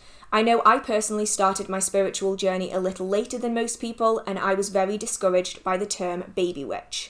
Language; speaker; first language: English; native; English